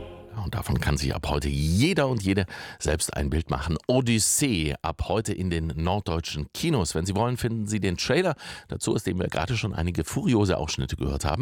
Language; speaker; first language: German; native; German